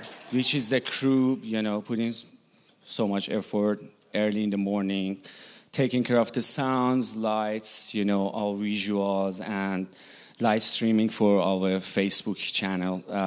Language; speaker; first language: English; non-native, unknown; Persian